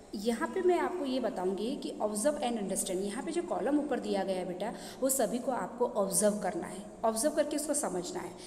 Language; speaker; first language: Hindi; non-native, local second language; Gujarati